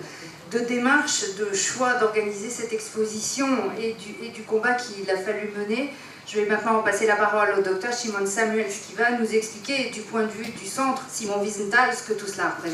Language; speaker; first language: French; native; French